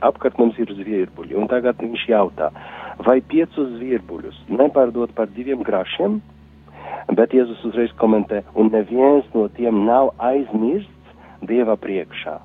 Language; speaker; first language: Latvian; non-native, fluent; Polish